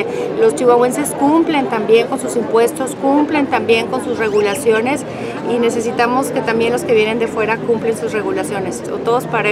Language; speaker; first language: Spanish; native; Spanish